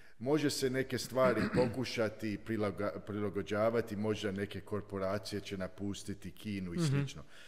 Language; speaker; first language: Croatian; early bilingual, heritage; Croatian